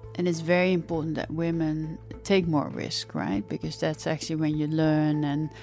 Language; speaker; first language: English; non-native, fluent; Dutch